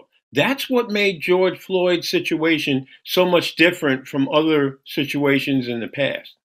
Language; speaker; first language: English; native; English